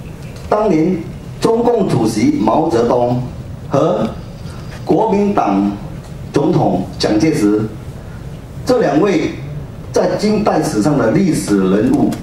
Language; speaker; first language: Chinese; native; Chinese